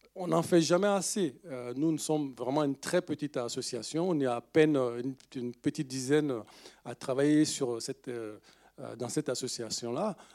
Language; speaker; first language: French; non-native, local second language; Dyula